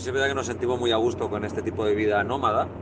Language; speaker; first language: Spanish; native; Spanish